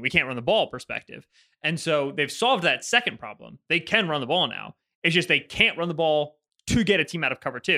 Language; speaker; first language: English; native; English